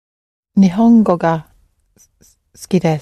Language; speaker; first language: Japanese; non-native, learner; English